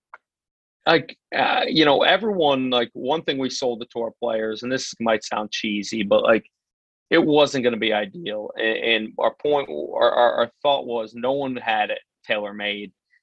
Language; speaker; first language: English; native; English